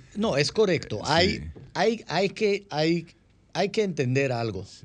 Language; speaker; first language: Spanish; non-native, fluent; Hebrew